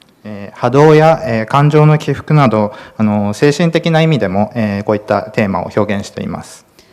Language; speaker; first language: Japanese; native; Japanese